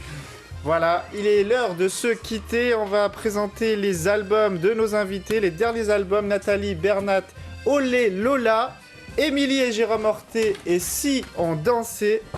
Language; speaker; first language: French; native; French